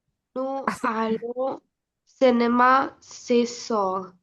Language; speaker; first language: French; non-native, learner; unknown